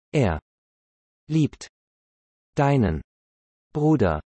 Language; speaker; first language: German; non-native, learner; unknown